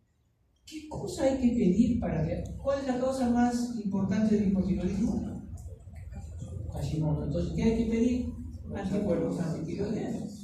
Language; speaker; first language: Spanish; native; Spanish